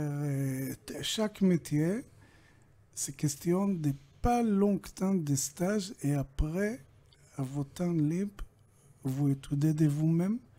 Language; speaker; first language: French; non-native, learner; Hebrew